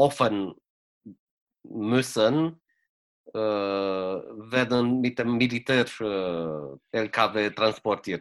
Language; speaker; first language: German; non-native, fluent; Romanian